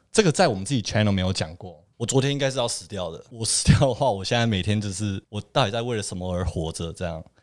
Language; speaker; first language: Chinese; early bilingual, heritage; Chinese